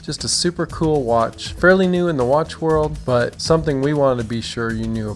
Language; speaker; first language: English; native; English